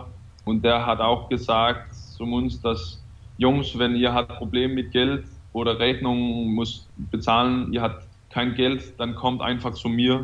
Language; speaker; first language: German; non-native, fluent; Danish